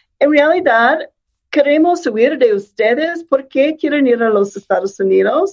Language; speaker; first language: Spanish; non-native, fluent; English